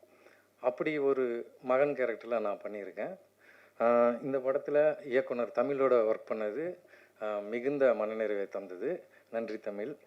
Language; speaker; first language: Tamil; native; Tamil